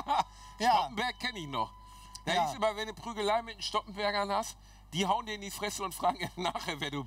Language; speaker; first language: German; native; German